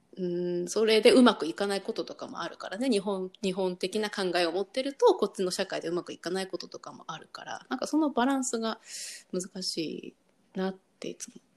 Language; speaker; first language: Japanese; native; Japanese